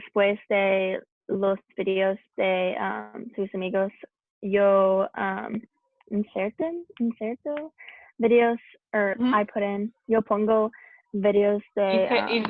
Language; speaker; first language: Spanish; non-native, learner; English